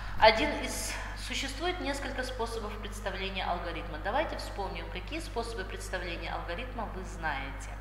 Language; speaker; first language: Russian; non-native, local second language; Kazakh